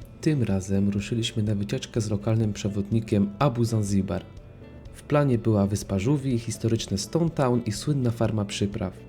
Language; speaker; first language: Polish; native; Polish